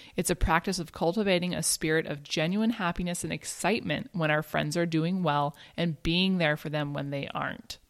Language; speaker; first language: English; native; English